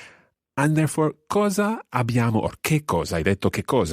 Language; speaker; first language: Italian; non-native, fluent; English